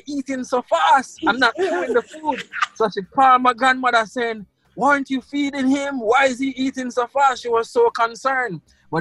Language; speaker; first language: English; non-native, local second language; Krio